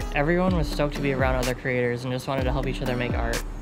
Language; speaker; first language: English; native; English